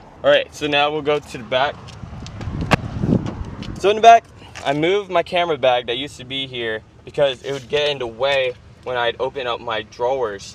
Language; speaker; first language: English; native; English